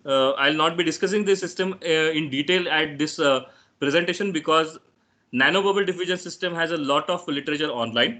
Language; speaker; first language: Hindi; non-native, local second language; Marathi